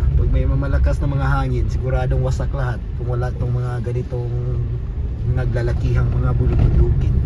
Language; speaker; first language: Filipino; non-native, local second language; Cebuano